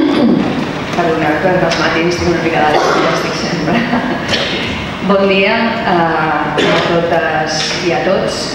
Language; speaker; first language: Catalan; non-native, local second language; Spanish